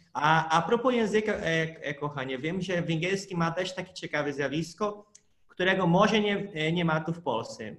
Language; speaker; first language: Polish; non-native, fluent; Portuguese